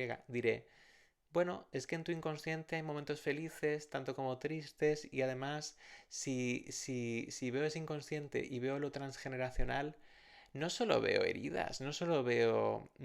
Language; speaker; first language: Spanish; native; Spanish